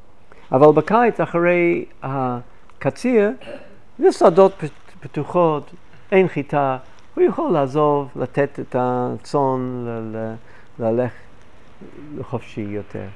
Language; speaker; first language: Hebrew; non-native, fluent; English